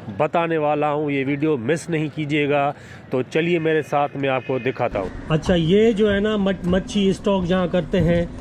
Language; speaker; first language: Urdu; non-native, local second language; Sindhi